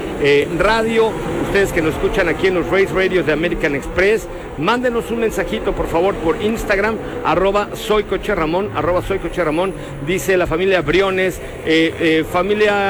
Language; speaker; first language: Spanish; native; Spanish